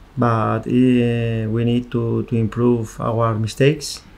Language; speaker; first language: English; non-native, fluent; Spanish